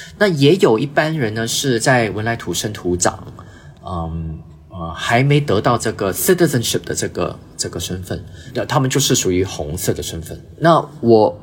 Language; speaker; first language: Chinese; early bilingual, heritage; Chinese